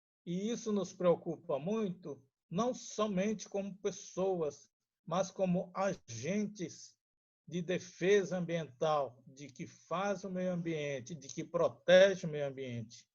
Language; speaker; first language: Portuguese; non-native, local second language; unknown